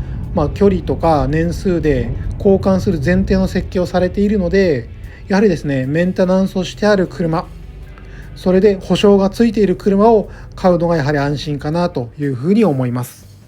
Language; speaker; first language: Japanese; native; Japanese